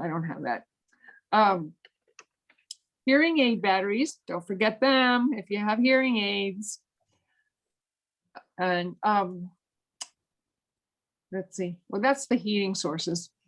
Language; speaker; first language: English; native; English